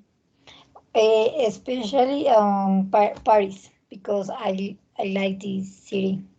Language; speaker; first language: English; non-native, learner; Spanish